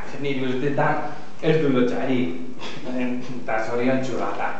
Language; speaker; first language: Basque; non-native, learner; Spanish